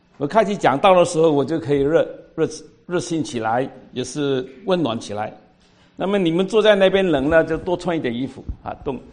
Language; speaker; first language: Chinese; non-native, local second language; Cantonese